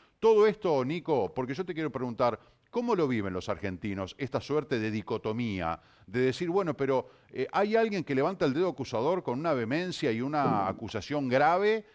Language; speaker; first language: Spanish; native; Spanish